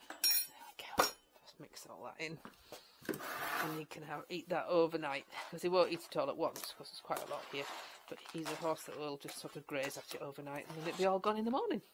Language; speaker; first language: English; native; English